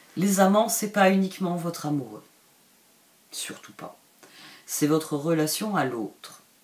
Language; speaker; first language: French; native; French